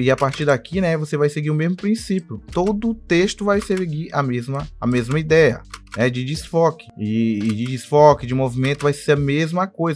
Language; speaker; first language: Portuguese; native; Portuguese